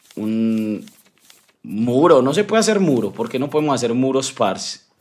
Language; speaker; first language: Spanish; native; Spanish